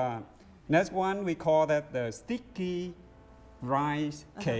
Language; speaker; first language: English; non-native, learner; Vietnamese